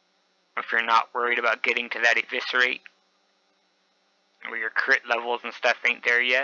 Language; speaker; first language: English; native; English